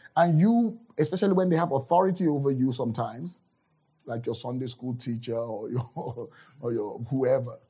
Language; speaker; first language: English; non-native, local second language; Yoruba